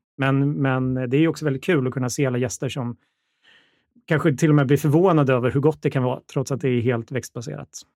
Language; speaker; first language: Swedish; native; Swedish